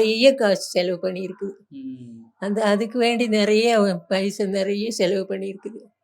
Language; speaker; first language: Tamil; non-native, local second language; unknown